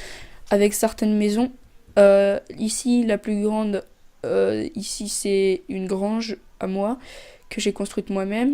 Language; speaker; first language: French; native; French